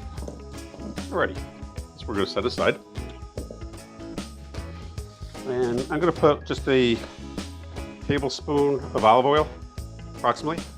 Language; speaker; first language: English; native; English